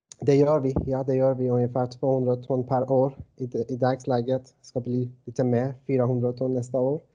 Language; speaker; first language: Swedish; non-native, fluent; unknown